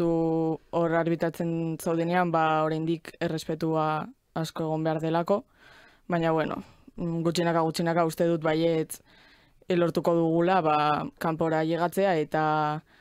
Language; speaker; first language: Basque; non-native, local second language; Spanish